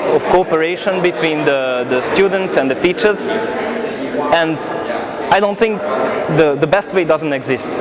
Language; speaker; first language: English; non-native, fluent; Hungarian